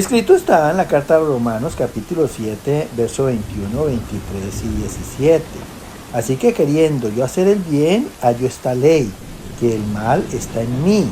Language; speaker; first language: Spanish; native; Spanish